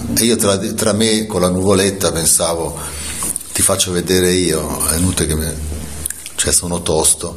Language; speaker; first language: Italian; native; Italian